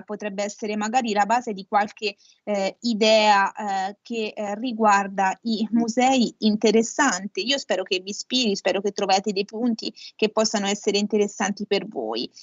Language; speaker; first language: Italian; native; Italian